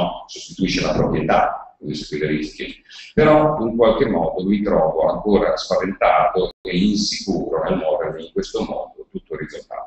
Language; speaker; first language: Italian; native; Italian